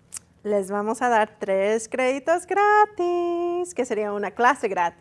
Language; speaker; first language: Spanish; early bilingual, heritage; Spanish